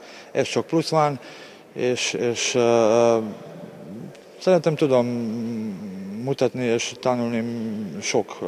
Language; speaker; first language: Hungarian; non-native, learner; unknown